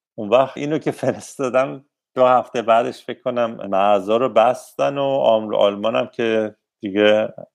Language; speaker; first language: Persian; native; Persian